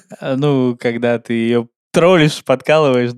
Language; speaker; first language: Russian; native; Russian